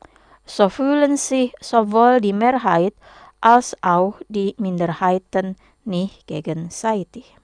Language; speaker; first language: German; non-native, fluent; Indonesian